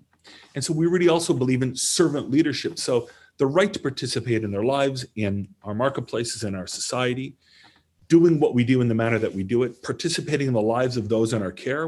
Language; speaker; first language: English; native; English